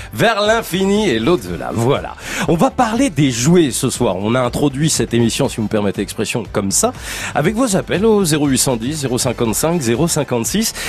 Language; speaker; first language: French; native; French